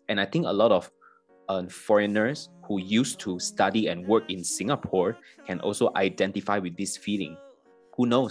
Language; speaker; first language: English; non-native, local second language; Chinese